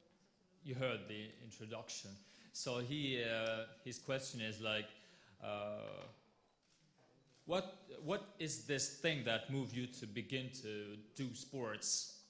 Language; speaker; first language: English; non-native, local second language; Russian